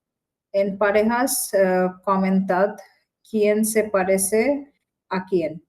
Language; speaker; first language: Spanish; non-native, learner; Bangla